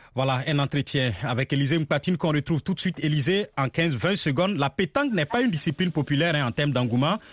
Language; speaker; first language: French; non-native, local second language; Mossi